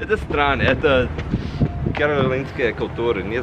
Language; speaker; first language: Russian; non-native, learner; English